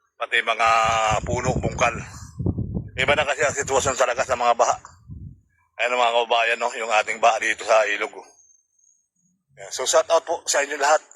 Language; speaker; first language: Filipino; native; Filipino